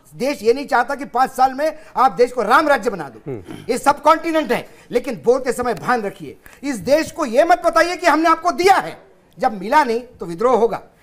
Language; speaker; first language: Hindi; native; Hindi